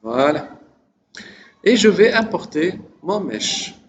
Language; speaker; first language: French; non-native, local second language; Arabic